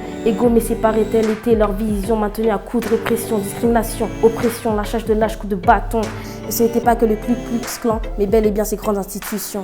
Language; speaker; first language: French; early bilingual, other home language; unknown